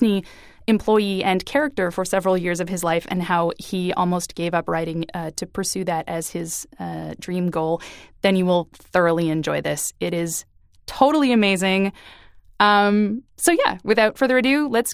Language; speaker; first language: English; native; English